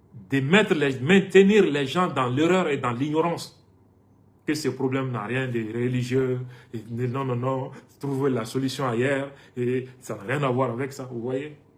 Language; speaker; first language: French; non-native, local second language; Bambara